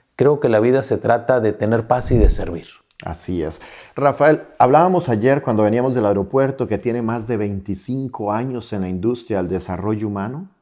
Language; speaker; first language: Spanish; native; Spanish